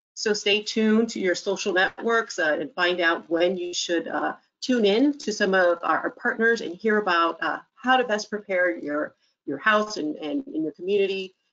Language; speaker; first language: English; native; English